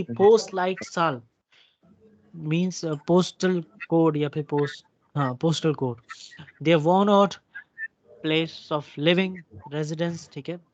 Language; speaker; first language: German; non-native, fluent; Urdu